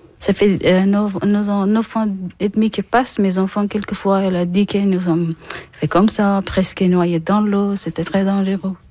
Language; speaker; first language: French; non-native, learner; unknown